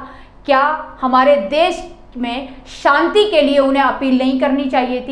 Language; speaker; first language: Hindi; native; Hindi